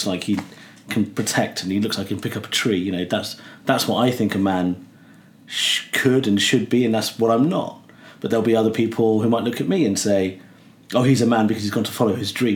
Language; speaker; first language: English; native; English